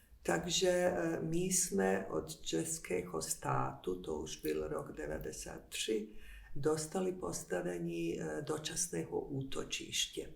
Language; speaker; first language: Czech; non-native, fluent; Bosnian